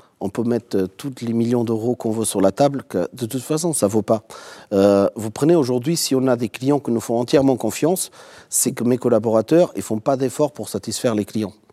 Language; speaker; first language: French; non-native, fluent; Portuguese